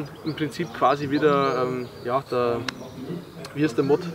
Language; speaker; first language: German; native; German